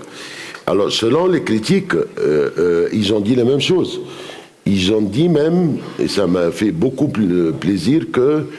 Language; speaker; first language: French; non-native, fluent; Arabic